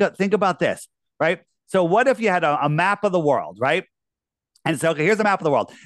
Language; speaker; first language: English; native; English